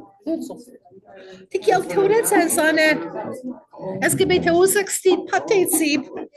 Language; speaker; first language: Latvian; early bilingual, heritage; Latvian